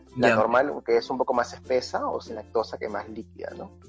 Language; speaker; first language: Spanish; native; Spanish